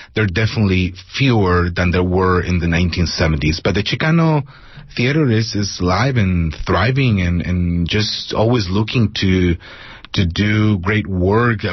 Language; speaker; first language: English; non-native, fluent; Spanish